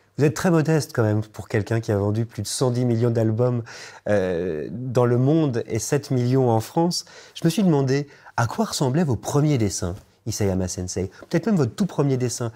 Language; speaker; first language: French; native; French